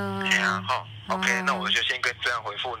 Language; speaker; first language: Chinese; native; Chinese